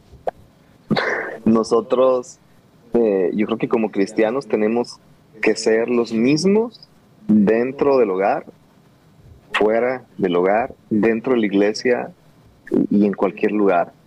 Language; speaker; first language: Spanish; native; Spanish